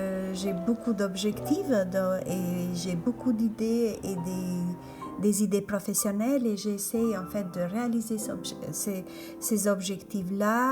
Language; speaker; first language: French; non-native, fluent; Albanian